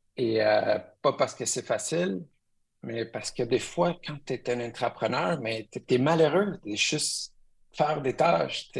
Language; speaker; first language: French; early bilingual, other home language; Spanish